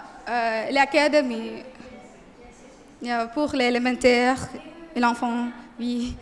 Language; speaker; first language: French; non-native, learner; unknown